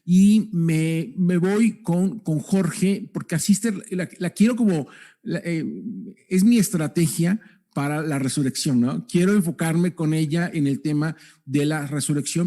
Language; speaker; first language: Spanish; native; Spanish